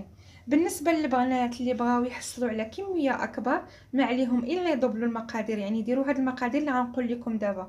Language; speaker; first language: Arabic; native; Arabic